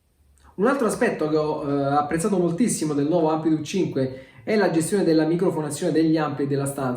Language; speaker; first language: Italian; native; Italian